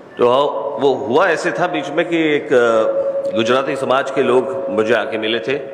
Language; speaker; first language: Hindi; non-native, local second language; Marathi